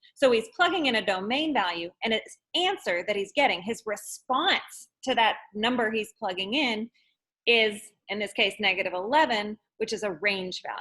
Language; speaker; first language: English; native; English